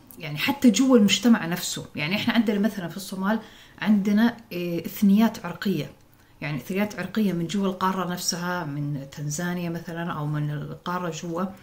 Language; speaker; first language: Arabic; non-native, local second language; Somali